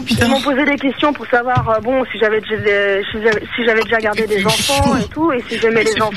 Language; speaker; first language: French; native; French